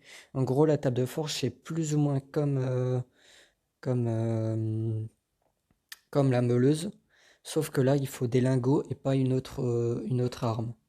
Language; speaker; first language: French; native; French